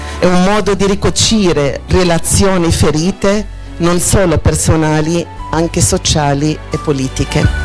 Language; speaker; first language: Italian; non-native, fluent; Arabic